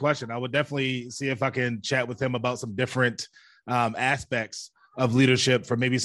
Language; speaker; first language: English; native; English